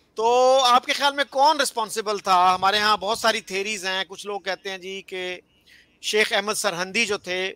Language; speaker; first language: Urdu; native; Urdu